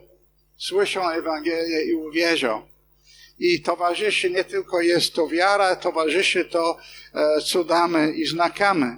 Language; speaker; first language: Polish; non-native, fluent; English